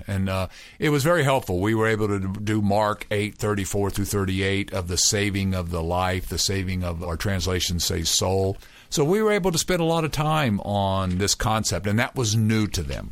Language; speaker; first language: English; native; English